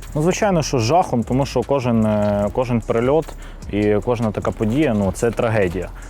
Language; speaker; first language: Ukrainian; native; Ukrainian